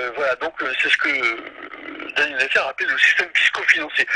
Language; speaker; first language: French; native; French